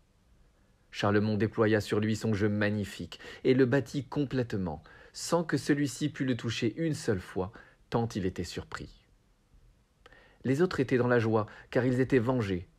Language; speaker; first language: French; native; French